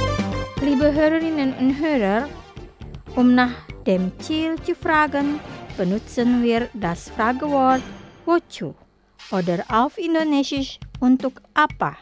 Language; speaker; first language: German; non-native, fluent; Indonesian